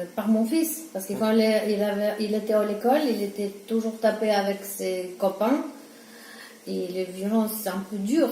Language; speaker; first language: French; non-native, learner; Ukrainian